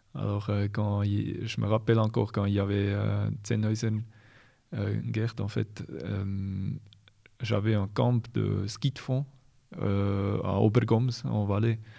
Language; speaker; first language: French; non-native, local second language; German